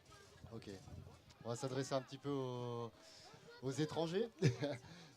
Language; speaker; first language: French; native; French